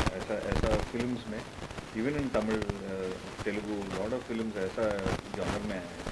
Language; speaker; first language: Hindi; non-native, local second language; Tamil